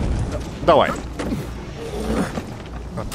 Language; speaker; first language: Russian; native; Russian